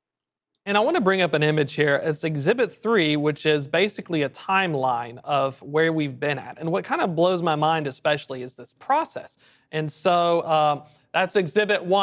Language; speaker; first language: English; native; English